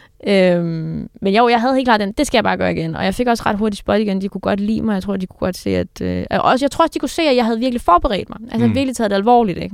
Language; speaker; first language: Danish; native; Danish